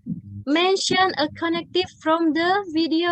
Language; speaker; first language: English; non-native, fluent; Indonesian